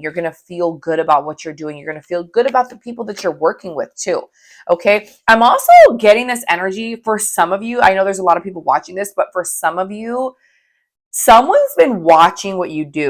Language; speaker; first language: English; native; English